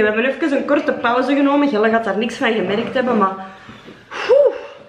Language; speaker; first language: Dutch; native; Dutch